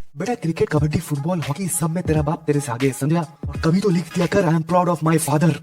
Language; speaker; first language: Hindi; native; Hindi